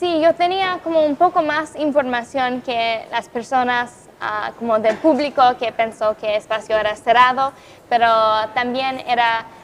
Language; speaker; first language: Spanish; non-native, fluent; English